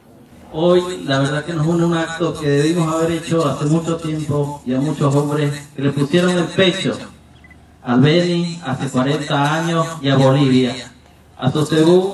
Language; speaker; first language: Spanish; native; Spanish